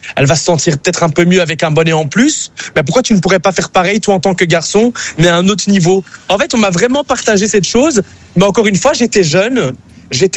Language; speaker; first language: French; native; French